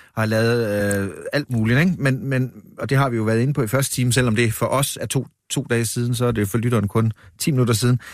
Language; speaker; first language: Danish; native; Danish